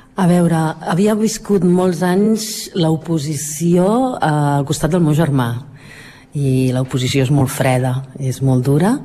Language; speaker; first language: Catalan; native; Catalan